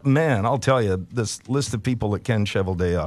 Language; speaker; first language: English; native; English